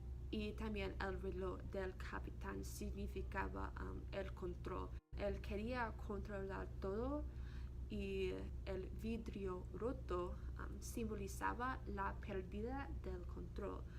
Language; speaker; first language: Spanish; non-native, learner; English